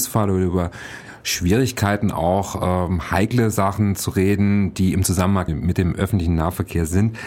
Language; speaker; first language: German; native; German